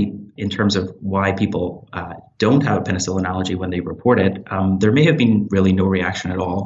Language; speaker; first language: English; native; English